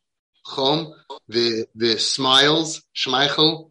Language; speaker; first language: Hebrew; non-native, fluent; English